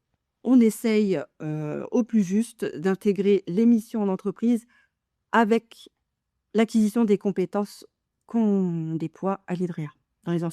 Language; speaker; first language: French; native; French